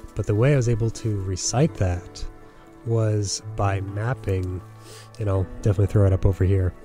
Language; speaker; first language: English; native; English